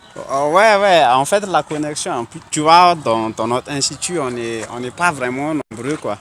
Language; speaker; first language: French; non-native, local second language; Malagasy